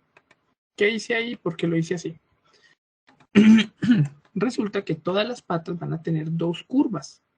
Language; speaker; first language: Spanish; native; Spanish